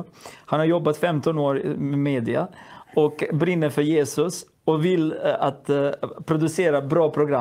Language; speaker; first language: Swedish; non-native, fluent; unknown